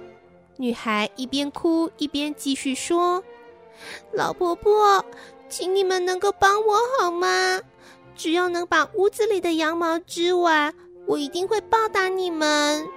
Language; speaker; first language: Chinese; native; Chinese